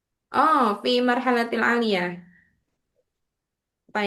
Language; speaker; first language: Arabic; non-native, fluent; Indonesian